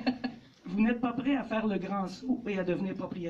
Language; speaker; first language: French; native; French